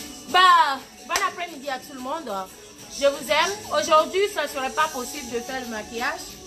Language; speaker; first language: French; non-native, local second language; Ewe